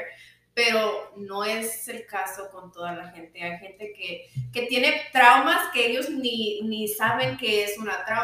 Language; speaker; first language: Spanish; early bilingual, other home language; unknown